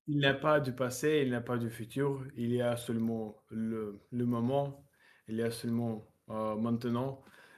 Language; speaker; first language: French; non-native, learner; Russian